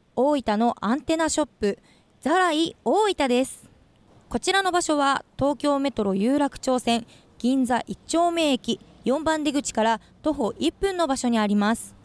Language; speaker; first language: Japanese; native; Japanese